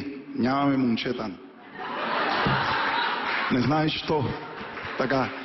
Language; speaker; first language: Bulgarian; non-native, learner; Spanish